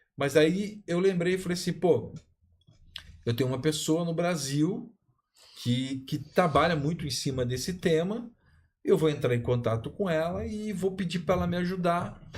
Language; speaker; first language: Portuguese; native; Portuguese